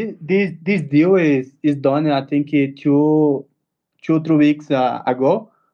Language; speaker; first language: English; non-native, learner; Portuguese